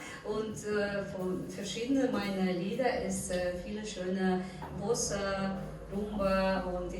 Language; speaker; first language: German; non-native, fluent; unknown